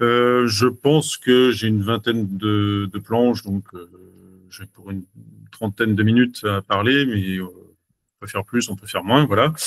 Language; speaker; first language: French; native; French